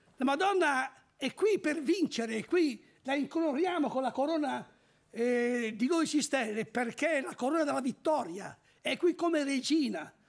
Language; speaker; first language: Italian; native; Italian